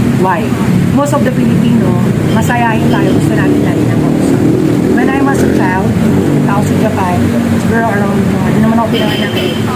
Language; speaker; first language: Filipino; early bilingual, heritage; Filipino